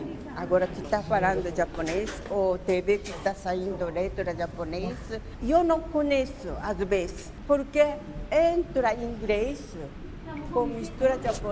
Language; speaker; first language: Portuguese; non-native, learner; Japanese